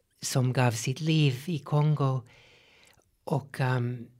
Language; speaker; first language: Swedish; non-native, fluent; English